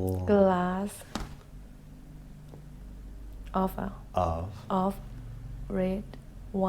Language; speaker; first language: English; non-native, learner; Thai